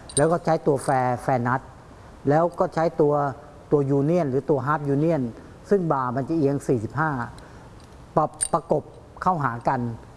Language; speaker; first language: Thai; native; Thai